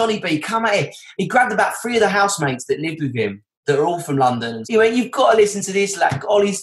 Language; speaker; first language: English; native; English